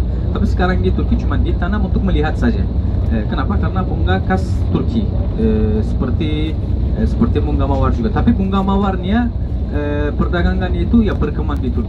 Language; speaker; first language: Indonesian; non-native, fluent; Turkish